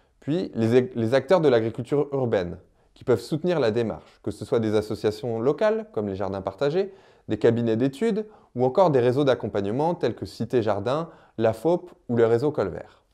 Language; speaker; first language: French; native; French